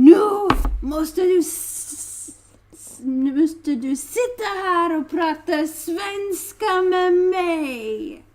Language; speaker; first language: Swedish; non-native, learner; English